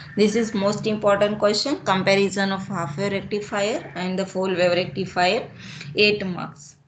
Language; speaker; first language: English; non-native, local second language; Marathi